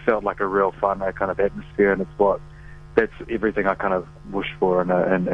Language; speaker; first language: English; native; English